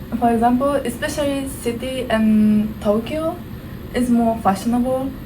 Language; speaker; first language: English; non-native, learner; Japanese